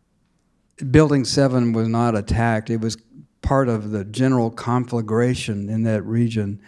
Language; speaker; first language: English; native; English